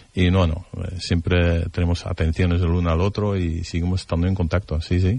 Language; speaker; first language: Spanish; non-native, fluent; Dutch